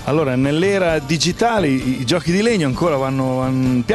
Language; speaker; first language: Italian; native; Italian